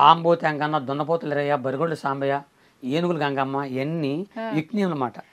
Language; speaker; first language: Telugu; non-native, local second language; Koya